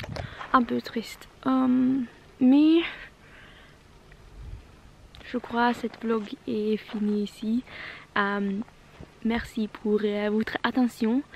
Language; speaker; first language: French; non-native, learner; Norwegian